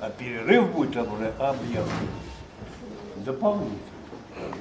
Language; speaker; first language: Russian; native; Russian